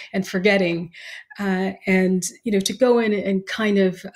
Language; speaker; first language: English; native; English